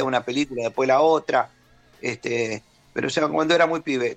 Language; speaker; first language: Spanish; native; Spanish